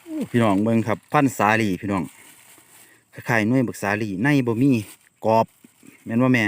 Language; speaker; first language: Thai; non-native, local second language; Northeastern Thai